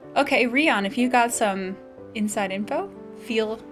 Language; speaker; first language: English; native; English